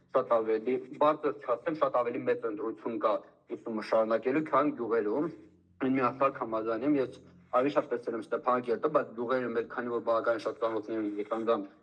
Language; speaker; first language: Armenian; native; Armenian